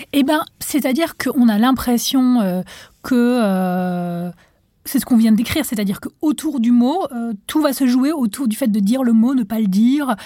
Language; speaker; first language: French; non-native, local second language; Arabic